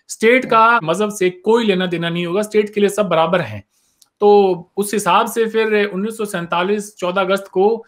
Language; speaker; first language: Hindi; native; Hindi